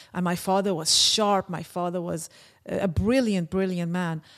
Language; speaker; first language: English; early bilingual, other home language; Persian